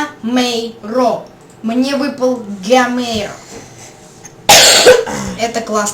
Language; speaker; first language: Russian; native; Russian